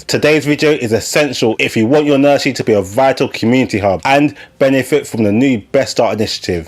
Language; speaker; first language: English; native; English